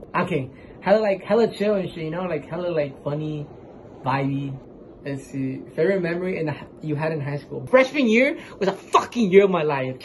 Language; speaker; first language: English; early bilingual, other home language; Spanish